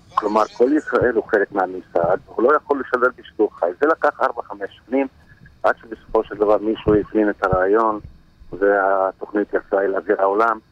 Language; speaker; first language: Hebrew; non-native, local second language; Arabic